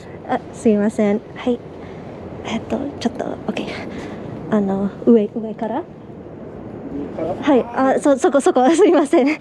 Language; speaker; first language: Japanese; non-native, learner; English